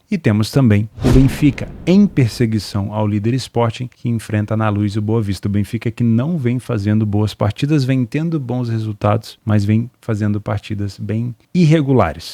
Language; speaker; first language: Portuguese; native; Portuguese